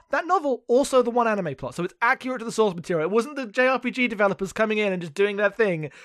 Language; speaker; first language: English; native; English